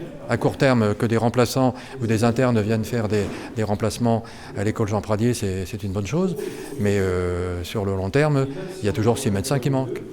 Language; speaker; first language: French; native; French